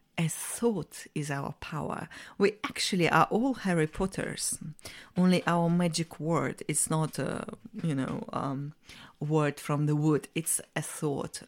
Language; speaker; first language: English; non-native, fluent; Russian